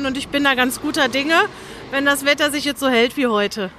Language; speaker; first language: German; native; German